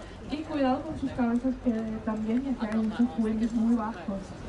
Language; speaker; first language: Spanish; non-native, fluent; Danish